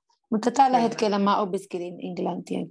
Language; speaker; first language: Finnish; non-native, learner; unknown